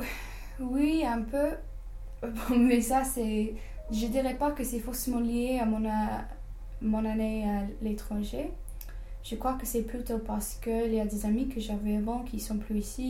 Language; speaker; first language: French; non-native, fluent; English